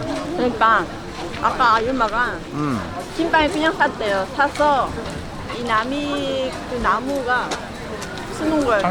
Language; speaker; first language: Korean; non-native, fluent; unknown